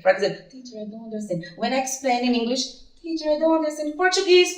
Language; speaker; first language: English; non-native, fluent; Portuguese